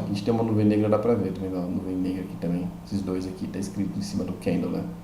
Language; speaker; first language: Portuguese; native; Portuguese